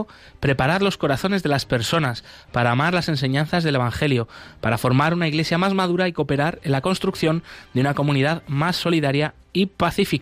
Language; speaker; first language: Spanish; native; Spanish